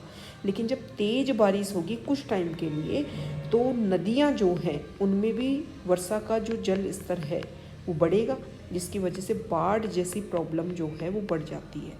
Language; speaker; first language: Hindi; native; Hindi